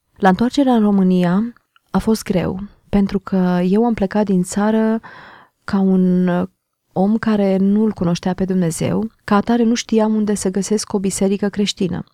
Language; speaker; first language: Romanian; native; Romanian